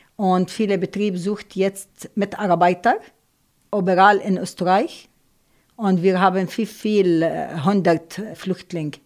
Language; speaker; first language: German; non-native, learner; Arabic